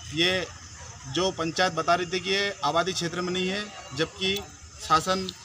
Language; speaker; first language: Hindi; native; Hindi